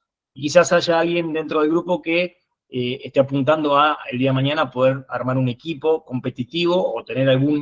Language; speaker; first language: Spanish; native; Spanish